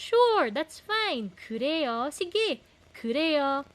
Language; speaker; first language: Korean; non-native, fluent; Filipino